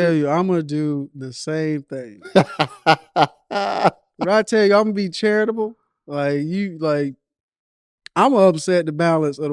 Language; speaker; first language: English; native; English